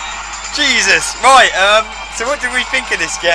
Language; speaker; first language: English; native; English